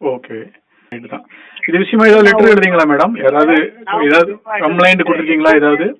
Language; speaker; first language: Tamil; native; Tamil